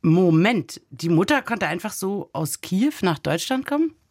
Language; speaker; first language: German; native; German